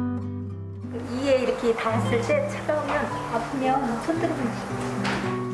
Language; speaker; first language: Korean; native; Korean